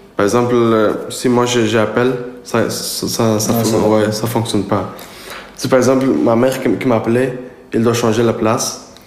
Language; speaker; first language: French; non-native, learner; Persian